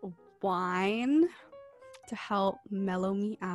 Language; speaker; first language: English; early bilingual, other home language; Cantonese